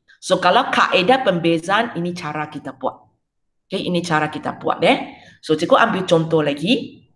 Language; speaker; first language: Malay; non-native, local second language; Chinese